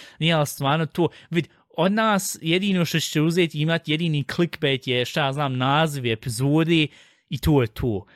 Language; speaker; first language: Bosnian; early bilingual, heritage; Bosnian